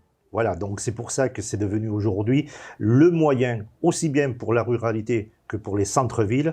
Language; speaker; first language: French; native; French